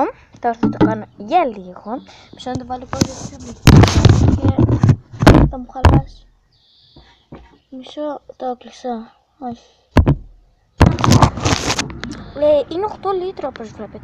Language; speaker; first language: Greek; early bilingual, other home language; Bulgarian